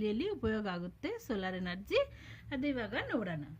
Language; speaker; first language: Kannada; non-native, local second language; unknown